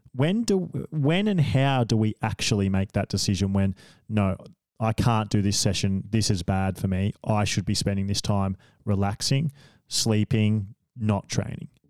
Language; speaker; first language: English; native; English